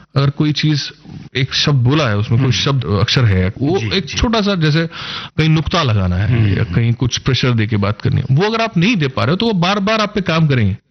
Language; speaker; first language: Hindi; non-native, local second language; Marathi